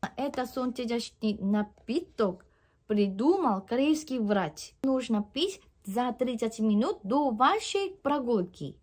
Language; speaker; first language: Russian; non-native, fluent; Korean